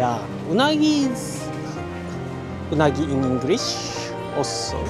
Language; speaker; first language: English; non-native, learner; Japanese